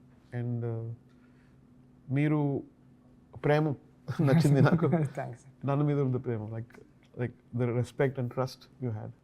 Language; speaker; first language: Telugu; non-native, learner; Tamil